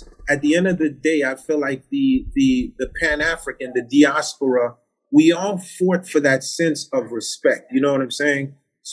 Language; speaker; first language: English; early bilingual, other home language; Haitian Creole